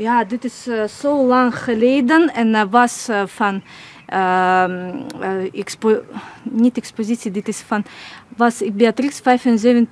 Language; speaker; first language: Dutch; non-native, learner; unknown